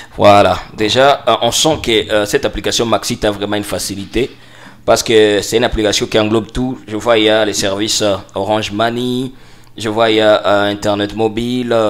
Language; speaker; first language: French; non-native, local second language; Swahili